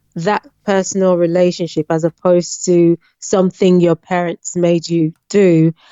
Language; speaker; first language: English; non-native, local second language; Yoruba